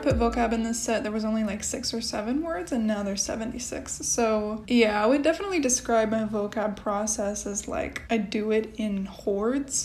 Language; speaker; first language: English; native; English